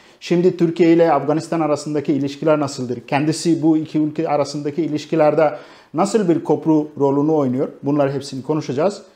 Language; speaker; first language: Turkish; non-native, fluent; Bangla